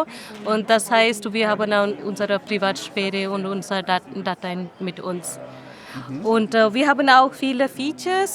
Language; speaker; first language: German; non-native, learner; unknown